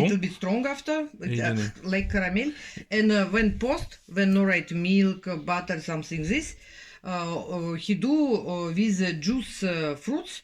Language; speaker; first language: English; non-native, learner; Russian